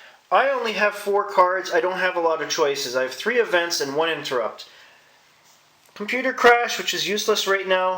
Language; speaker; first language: English; native; English